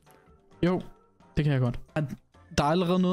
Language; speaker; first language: Danish; native; Danish